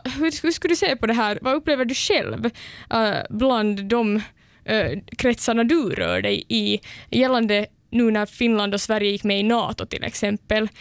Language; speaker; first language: Swedish; native; Swedish